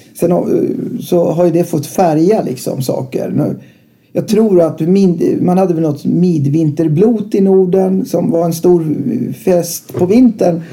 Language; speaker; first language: Swedish; native; Swedish